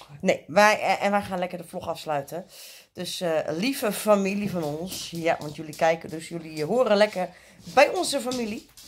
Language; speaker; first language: Dutch; native; Dutch